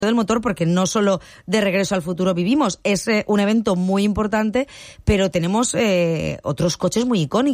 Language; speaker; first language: Spanish; native; Spanish